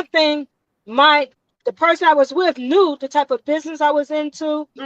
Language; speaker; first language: English; native; English